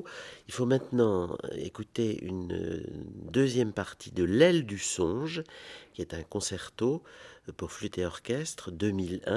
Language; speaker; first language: French; native; French